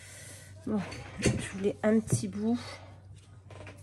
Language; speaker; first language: French; native; French